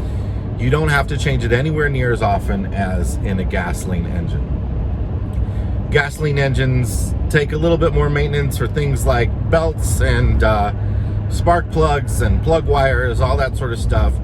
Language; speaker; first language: English; native; English